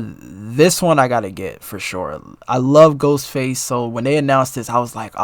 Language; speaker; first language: English; native; English